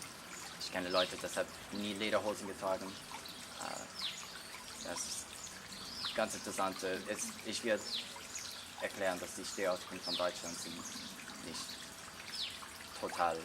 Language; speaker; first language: German; non-native, learner; English